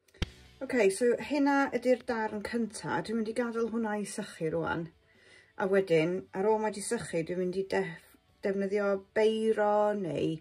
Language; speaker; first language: Welsh; non-native, local second language; English